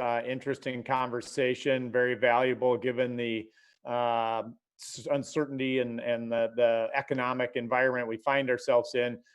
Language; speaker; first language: English; native; English